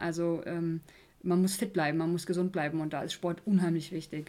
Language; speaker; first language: German; native; German